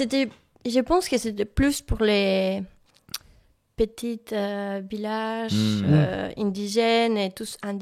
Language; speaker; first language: French; non-native, learner; Spanish